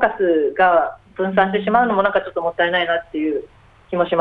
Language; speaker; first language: Japanese; native; Japanese